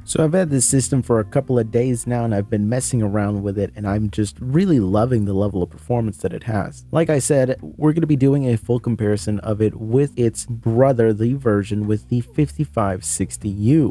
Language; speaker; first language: English; native; English